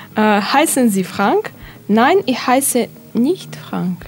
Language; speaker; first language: German; non-native, learner; Russian